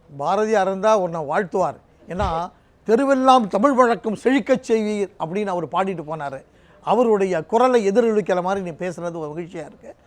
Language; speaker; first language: Tamil; native; Tamil